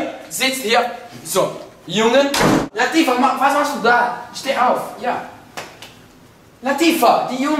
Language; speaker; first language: German; non-native, learner; Portuguese